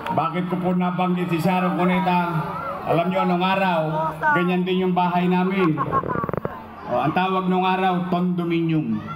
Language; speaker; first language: Filipino; native; Filipino